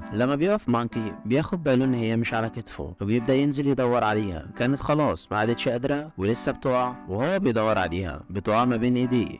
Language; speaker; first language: Arabic; native; Arabic